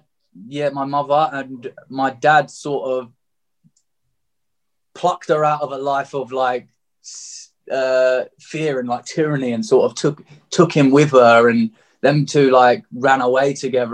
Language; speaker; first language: English; native; English